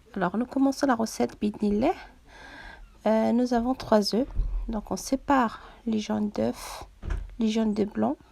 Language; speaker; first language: French; non-native, local second language; Arabic